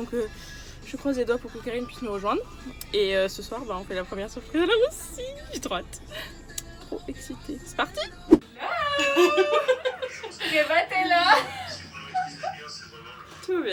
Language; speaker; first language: French; native; French